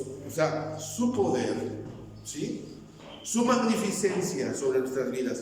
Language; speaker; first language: Spanish; native; Spanish